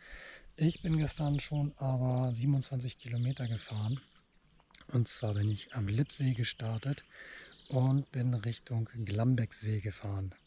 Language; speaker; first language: German; native; German